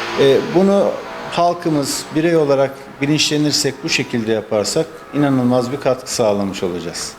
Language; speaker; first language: Turkish; early bilingual, heritage; Turkish